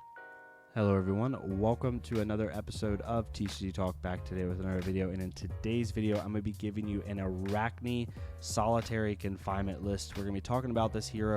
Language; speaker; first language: English; native; English